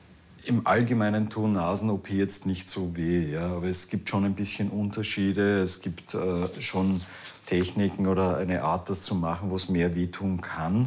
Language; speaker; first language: German; native; German